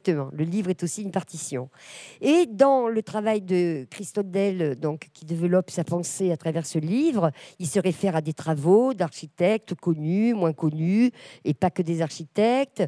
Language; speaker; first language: French; native; French